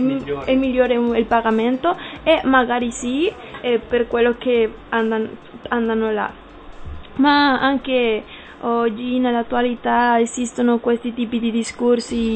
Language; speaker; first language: Italian; non-native, learner; Spanish